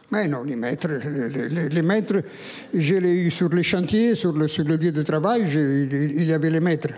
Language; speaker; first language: French; non-native, fluent; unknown